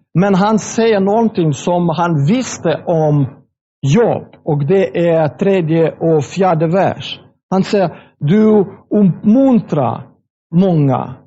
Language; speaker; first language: Swedish; non-native, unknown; Russian